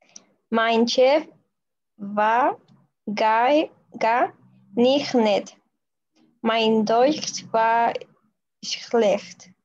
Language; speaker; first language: German; non-native, learner; Spanish